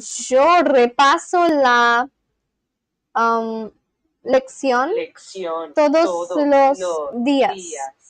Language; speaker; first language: Spanish; non-native, learner; English